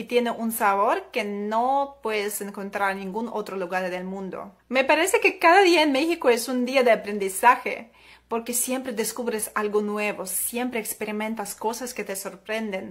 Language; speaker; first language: Spanish; non-native, fluent; Ukrainian